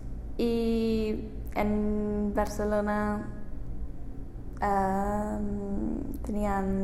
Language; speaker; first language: Spanish; non-native, learner; English